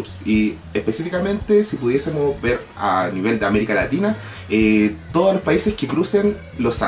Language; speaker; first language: Spanish; native; Spanish